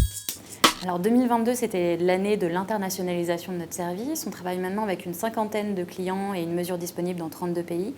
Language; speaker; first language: French; native; French